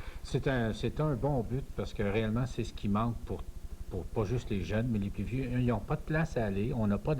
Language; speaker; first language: French; native; French